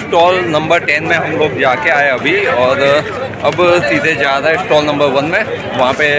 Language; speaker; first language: Hindi; non-native, local second language; Gujarati